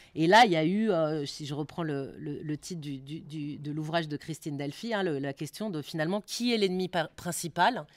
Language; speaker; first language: French; native; French